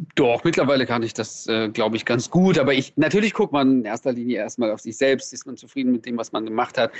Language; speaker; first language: German; early bilingual, other home language; Russian